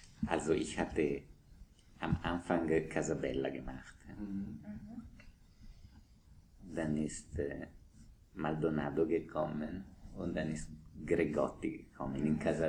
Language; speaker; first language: German; non-native, fluent; Italian